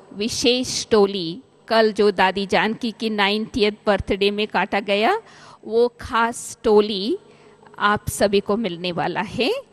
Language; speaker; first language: Hindi; native; Hindi